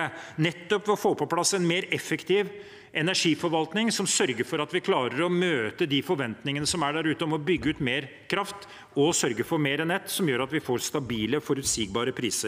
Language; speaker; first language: Norwegian; native; Norwegian